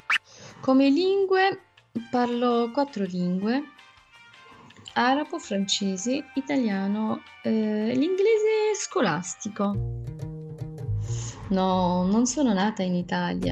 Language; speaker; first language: Italian; non-native, fluent; Arabic